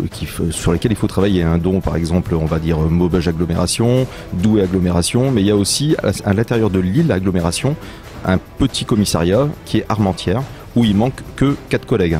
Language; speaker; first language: French; native; French